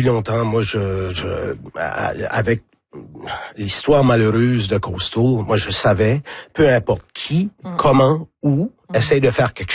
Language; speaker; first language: French; native; French